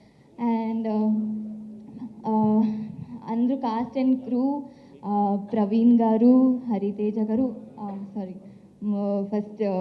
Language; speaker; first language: Telugu; non-native, local second language; Tamil